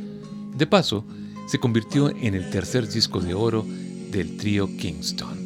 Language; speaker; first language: Spanish; native; Spanish